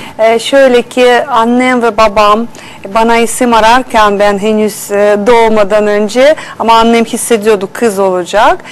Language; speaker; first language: Turkish; non-native, fluent; Russian